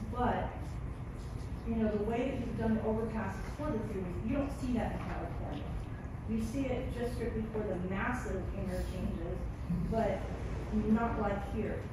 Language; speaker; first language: English; native; English